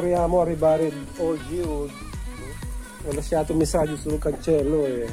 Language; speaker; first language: Italian; non-native, learner; Filipino